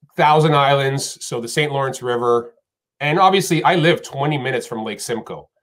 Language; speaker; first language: English; native; English